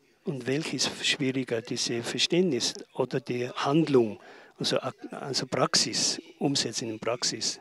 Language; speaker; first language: German; non-native, learner; Tibetan